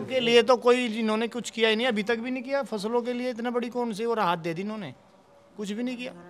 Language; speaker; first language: Hindi; native; Hindi